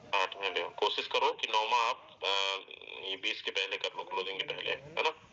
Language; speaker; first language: Hindi; native; Hindi